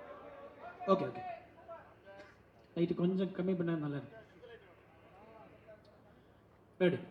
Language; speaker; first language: Tamil; non-native, learner; Malayalam